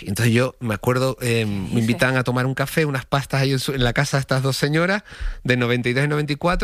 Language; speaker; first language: Spanish; native; Spanish